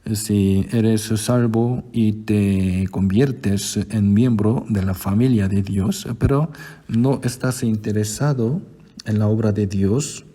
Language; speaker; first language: Spanish; non-native, fluent; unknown